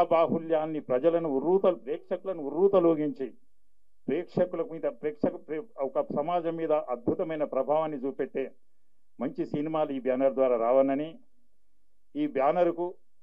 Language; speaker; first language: Telugu; native; Telugu